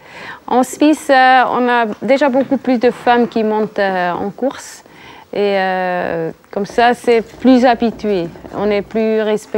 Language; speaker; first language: French; non-native, local second language; Swiss German